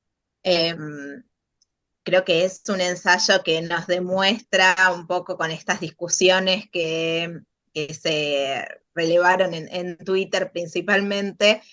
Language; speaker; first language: Spanish; native; Spanish